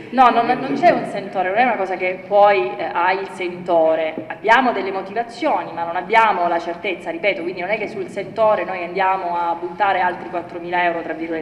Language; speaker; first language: Italian; native; Italian